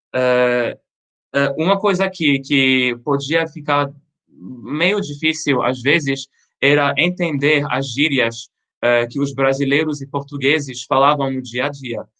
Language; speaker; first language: Portuguese; non-native, fluent; French